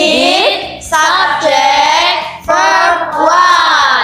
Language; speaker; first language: English; non-native, learner; Indonesian